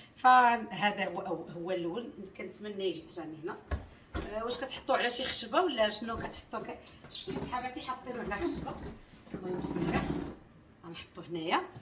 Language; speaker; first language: Arabic; native; Arabic